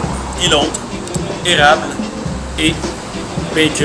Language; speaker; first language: French; native; French